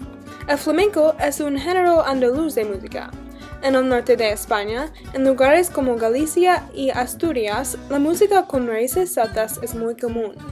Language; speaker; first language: Spanish; non-native, learner; English